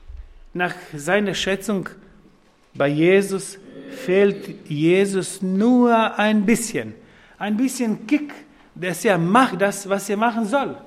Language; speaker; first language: German; non-native, fluent; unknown